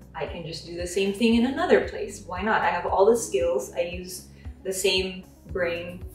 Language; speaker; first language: English; non-native, local second language; Filipino